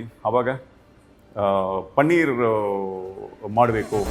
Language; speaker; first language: Kannada; non-native, learner; Tamil